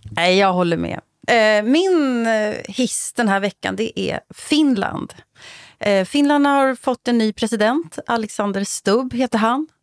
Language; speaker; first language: Swedish; native; Swedish